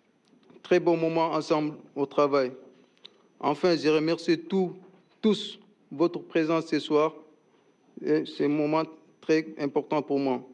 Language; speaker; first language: French; non-native, learner; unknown